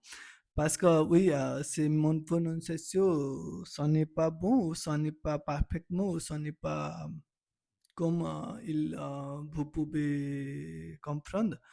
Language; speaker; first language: French; non-native, learner; Nepali